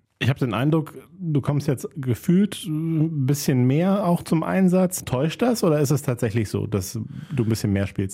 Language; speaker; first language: German; native; German